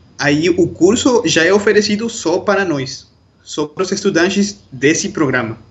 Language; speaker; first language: Portuguese; non-native, fluent; Spanish